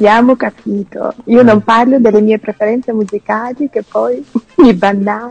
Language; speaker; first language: Italian; non-native, fluent; Albanian